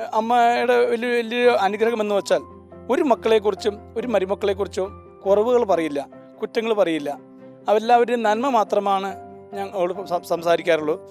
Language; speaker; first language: Malayalam; native; Malayalam